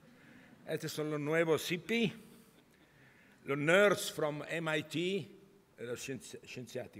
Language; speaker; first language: Spanish; non-native, learner; Italian